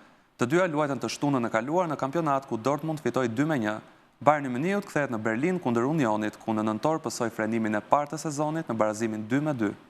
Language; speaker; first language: Albanian; native; Albanian